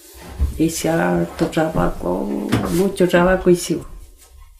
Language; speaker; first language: Spanish; non-native, local second language; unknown